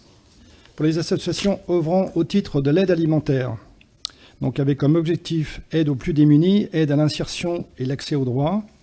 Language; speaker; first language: French; native; French